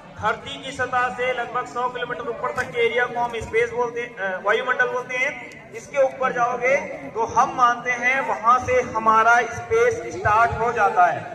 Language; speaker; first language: Hindi; native; Hindi